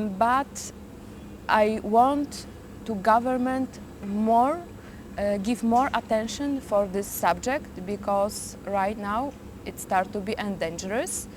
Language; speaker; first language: English; non-native, learner; Polish